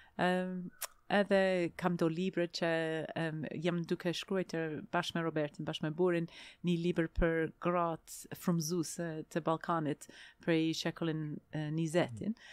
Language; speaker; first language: Albanian; non-native, fluent; English